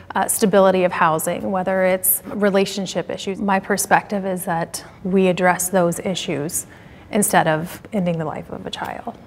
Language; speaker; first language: English; native; English